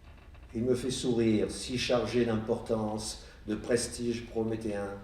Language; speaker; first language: French; native; French